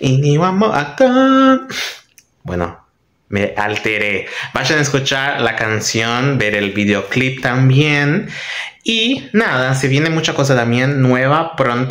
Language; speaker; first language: Spanish; non-native, fluent; Portuguese